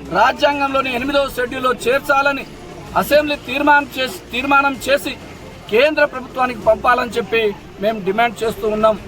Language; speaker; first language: Telugu; non-native, local second language; Lambadi